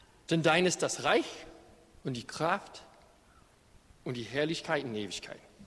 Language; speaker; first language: German; non-native, learner; English